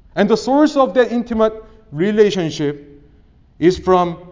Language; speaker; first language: English; non-native, fluent; Korean